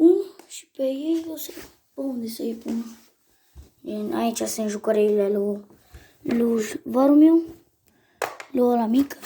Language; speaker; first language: Romanian; native; Romanian